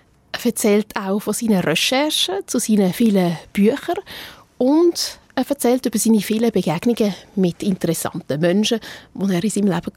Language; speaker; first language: German; native; German